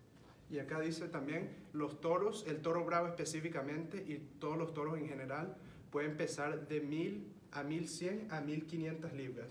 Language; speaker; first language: Spanish; early bilingual, heritage; Spanish